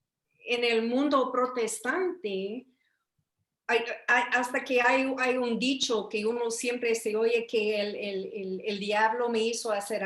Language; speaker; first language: Spanish; early bilingual, heritage; Spanish